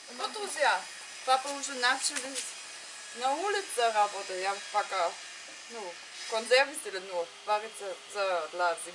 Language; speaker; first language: Russian; non-native, learner; German